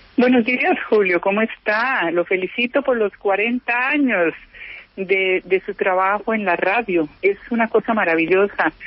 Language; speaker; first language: Spanish; native; Spanish